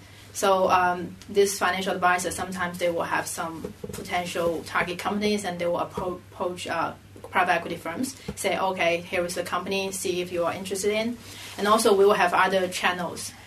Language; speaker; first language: English; non-native, local second language; Cantonese